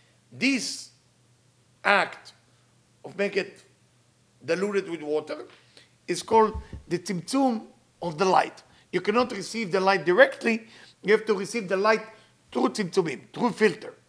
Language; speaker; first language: English; non-native, fluent; Hebrew